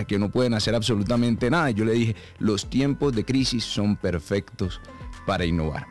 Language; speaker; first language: Spanish; native; Spanish